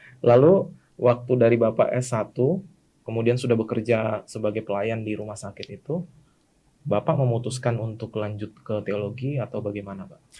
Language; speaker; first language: Indonesian; native; Indonesian